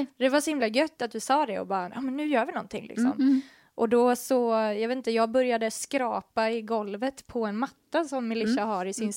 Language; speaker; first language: Swedish; native; Swedish